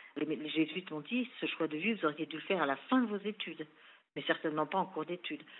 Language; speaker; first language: French; native; French